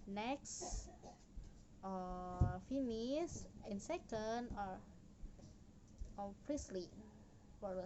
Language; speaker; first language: English; non-native, learner; Indonesian